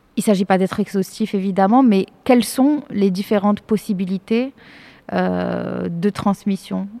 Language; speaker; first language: French; non-native, local second language; Arabic